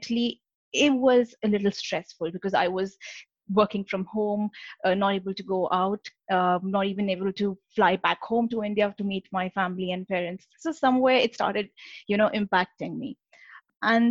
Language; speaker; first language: English; non-native, local second language; Hindi